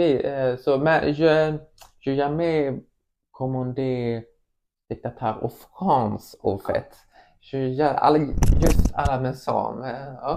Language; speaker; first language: French; non-native, learner; Swedish